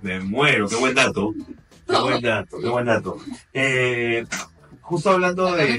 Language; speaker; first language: Spanish; native; Spanish